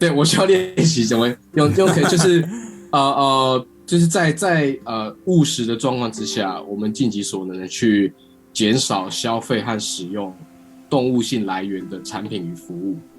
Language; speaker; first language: Chinese; native; Chinese